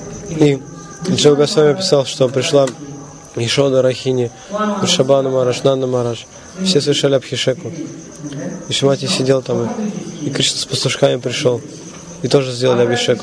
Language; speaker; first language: Russian; non-native, fluent; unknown